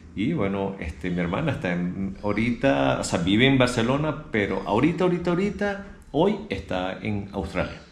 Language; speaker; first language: Spanish; early bilingual, other home language; Japanese